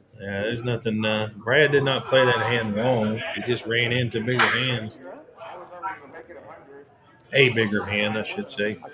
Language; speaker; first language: English; native; English